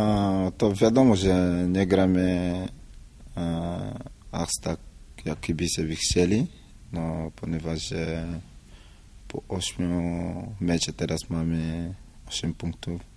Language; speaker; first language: Polish; non-native, learner; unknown